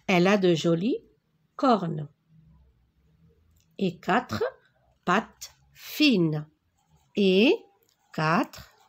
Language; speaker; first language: French; non-native, local second language; Arabic